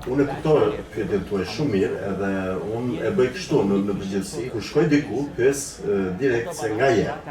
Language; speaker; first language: Albanian; early bilingual, heritage; Albanian